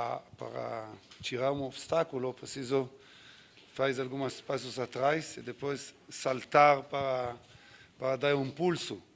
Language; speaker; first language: Portuguese; non-native, fluent; Hebrew